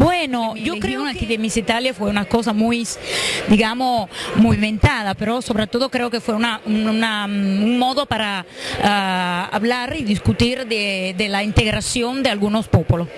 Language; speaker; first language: Spanish; early bilingual, heritage; Spanish